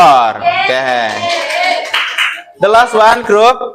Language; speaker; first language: English; non-native, learner; Indonesian